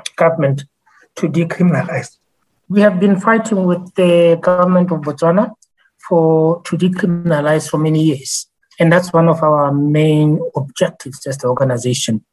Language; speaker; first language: English; non-native, local second language; Tswana